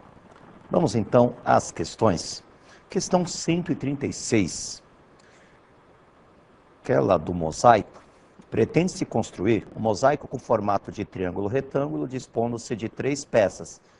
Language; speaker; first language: Portuguese; native; Portuguese